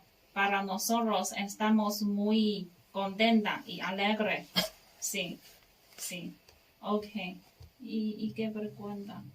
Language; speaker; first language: Spanish; non-native, learner; Chinese